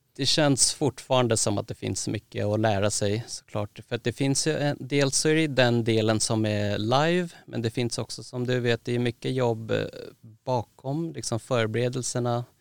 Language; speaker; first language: Swedish; native; Swedish